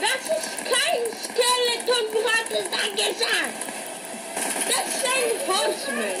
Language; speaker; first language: German; non-native, learner; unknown